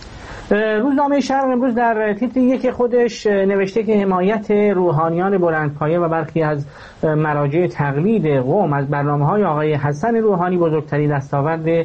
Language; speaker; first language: Persian; native; Persian